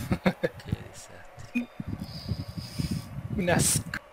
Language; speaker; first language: Spanish; native; Spanish